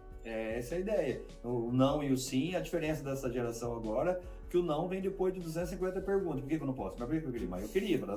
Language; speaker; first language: Portuguese; native; Portuguese